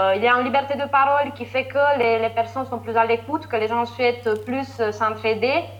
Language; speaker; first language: French; non-native, fluent; Romanian